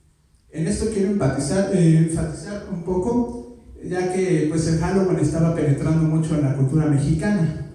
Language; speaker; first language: Spanish; native; Spanish